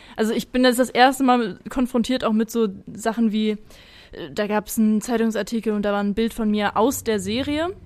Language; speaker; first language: German; native; German